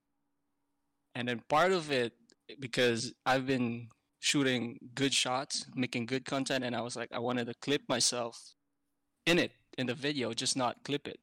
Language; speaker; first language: English; non-native, local second language; Filipino